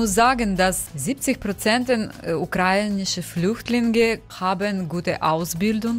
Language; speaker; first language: German; non-native, learner; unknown